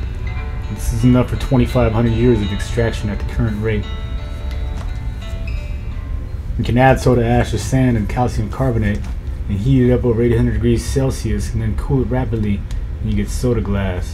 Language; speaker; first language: English; native; English